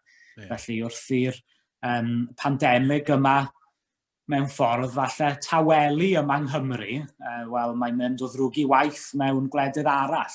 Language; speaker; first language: Welsh; native; Welsh